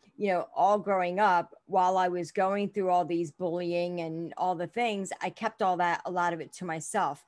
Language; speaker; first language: English; native; English